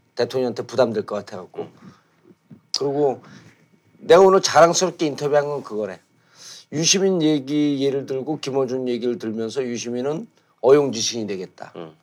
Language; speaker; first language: Korean; native; Korean